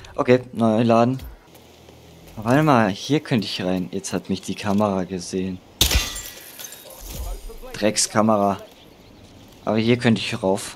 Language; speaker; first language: German; native; German